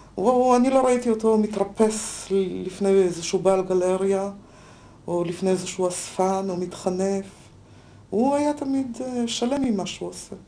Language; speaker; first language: Hebrew; native; Hebrew